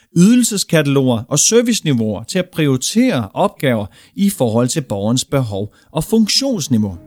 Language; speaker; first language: Danish; native; Danish